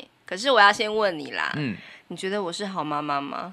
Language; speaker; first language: Chinese; native; Chinese